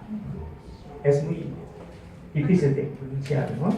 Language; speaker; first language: Spanish; non-native, fluent; Korean